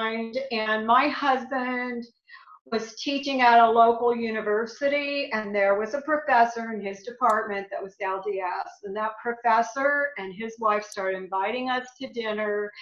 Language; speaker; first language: English; native; English